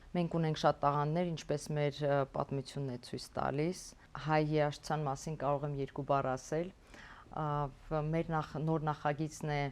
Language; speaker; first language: Armenian; native; Armenian